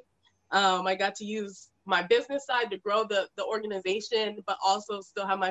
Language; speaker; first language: English; native; English